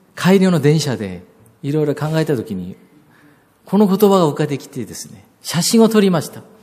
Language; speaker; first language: Japanese; non-native, fluent; Korean